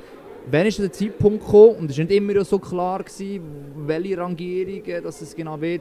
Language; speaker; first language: German; native; German